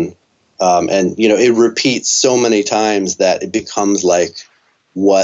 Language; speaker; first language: English; native; English